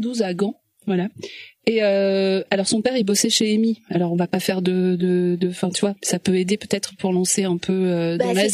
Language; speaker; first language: French; native; French